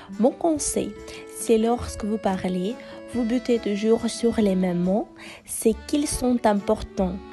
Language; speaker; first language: French; non-native, fluent; Russian